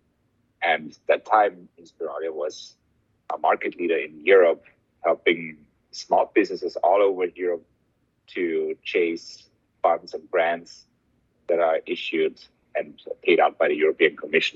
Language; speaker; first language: English; non-native, fluent; German